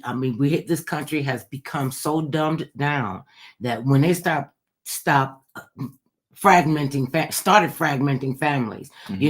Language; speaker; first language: English; native; English